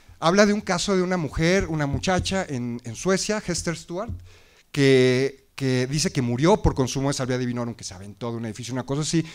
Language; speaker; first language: Spanish; native; Spanish